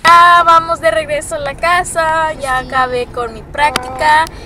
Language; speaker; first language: Spanish; early bilingual, heritage; Spanish